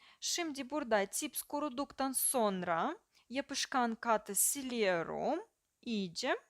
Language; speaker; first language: Turkish; non-native, fluent; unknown